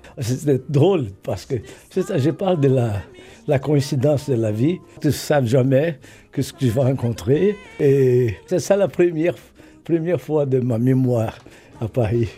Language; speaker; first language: French; non-native, fluent; Portuguese